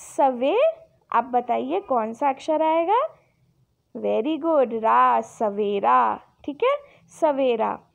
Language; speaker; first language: Hindi; native; Hindi